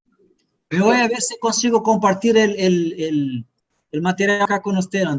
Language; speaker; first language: Spanish; non-native, fluent; Portuguese